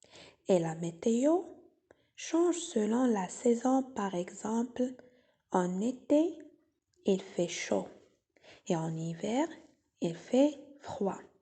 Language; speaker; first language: French; non-native, local second language; Arabic